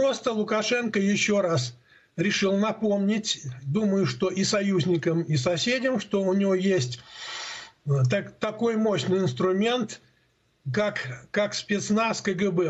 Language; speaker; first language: Russian; native; Russian